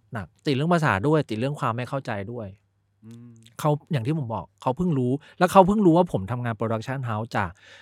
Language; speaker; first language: Thai; early bilingual, other home language; Chinese